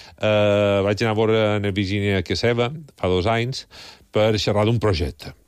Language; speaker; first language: Catalan; native; Catalan